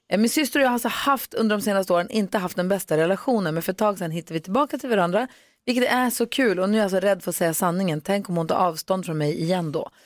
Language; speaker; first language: Swedish; native; Swedish